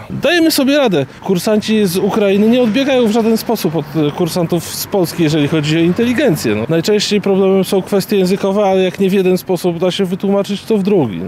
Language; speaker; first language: Polish; native; Polish